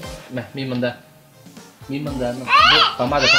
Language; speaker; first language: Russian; non-native, local second language; Tatar